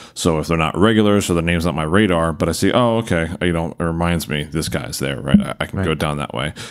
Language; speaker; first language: English; native; English